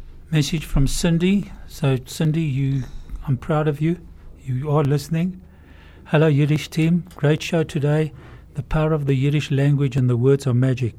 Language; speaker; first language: English; native; English